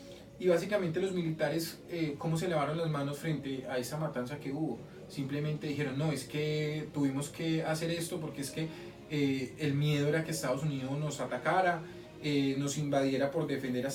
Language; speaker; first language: Spanish; native; Spanish